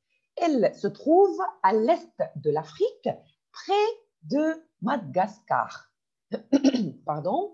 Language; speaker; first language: French; non-native, fluent; Arabic